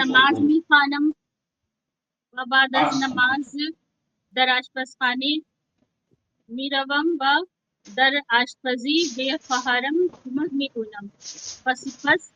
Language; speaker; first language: Persian; non-native, learner; Urdu